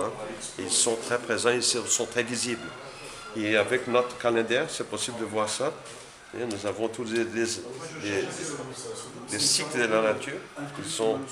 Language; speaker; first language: French; non-native, learner; Portuguese